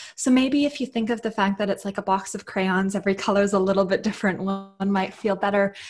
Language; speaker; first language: English; native; English